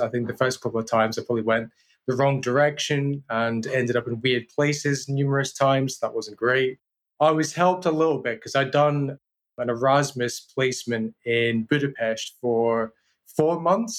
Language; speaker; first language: English; native; English